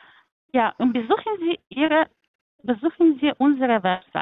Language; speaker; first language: German; non-native, learner; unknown